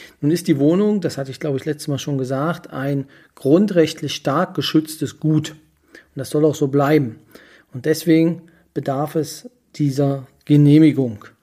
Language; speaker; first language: German; native; German